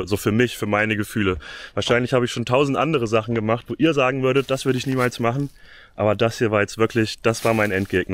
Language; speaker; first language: German; native; German